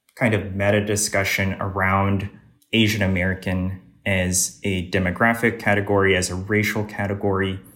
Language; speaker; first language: English; native; English